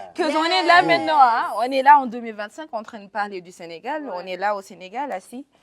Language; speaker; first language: French; non-native, local second language; Wolof